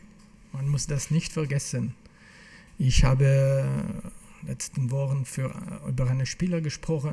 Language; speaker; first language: German; non-native, fluent; French